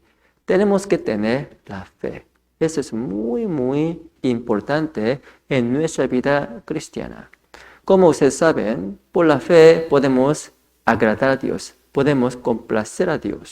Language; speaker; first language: Spanish; non-native, fluent; Korean